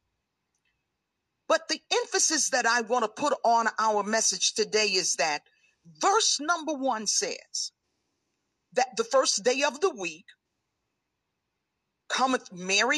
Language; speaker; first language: English; native; English